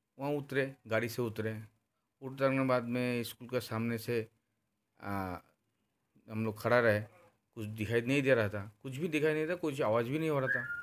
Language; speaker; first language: Hindi; non-native, local second language; Bangla